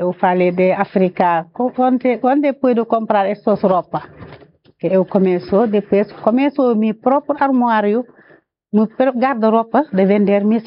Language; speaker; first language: Portuguese; non-native, learner; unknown